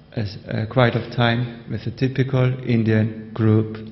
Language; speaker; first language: English; non-native, learner; German